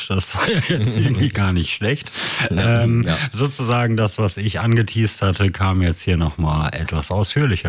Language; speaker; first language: German; native; German